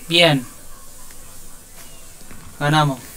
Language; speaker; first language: Spanish; native; Spanish